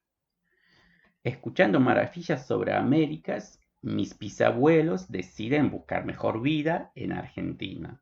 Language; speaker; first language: Spanish; non-native, fluent; Polish